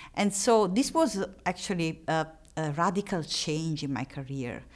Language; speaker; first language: English; non-native, fluent; Italian